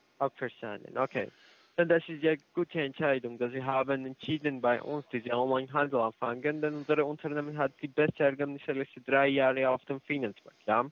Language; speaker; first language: German; non-native, learner; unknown